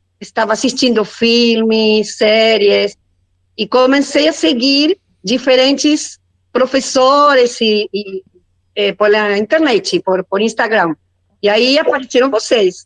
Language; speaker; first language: Portuguese; non-native, learner; Spanish